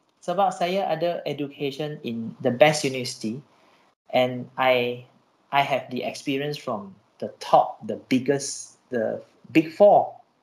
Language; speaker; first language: English; non-native, local second language; Chinese